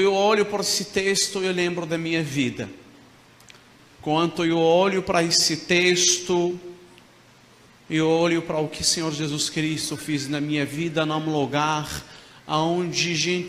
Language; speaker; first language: Portuguese; non-native, fluent; Arabic